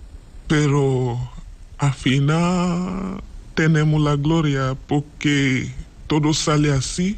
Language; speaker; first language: Spanish; non-native, learner; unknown